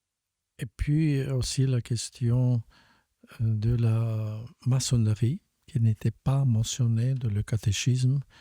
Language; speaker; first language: French; non-native, fluent; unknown